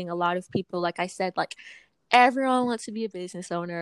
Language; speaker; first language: English; native; English